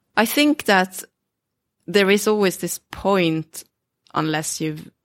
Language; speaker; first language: English; early bilingual, other home language; Swedish